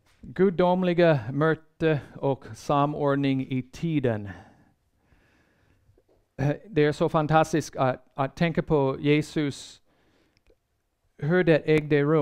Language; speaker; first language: Swedish; non-native, fluent; English